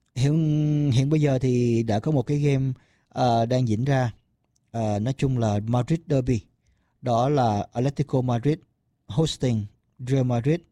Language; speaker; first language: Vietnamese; early bilingual, heritage; Vietnamese